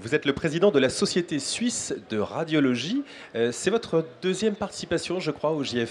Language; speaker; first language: French; native; French